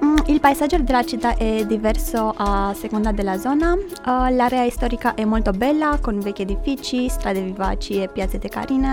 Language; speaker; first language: Italian; non-native, fluent; Romanian